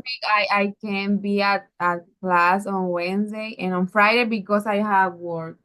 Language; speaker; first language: English; non-native, learner; Spanish